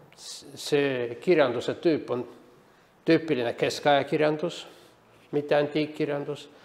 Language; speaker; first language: Estonian; native; Estonian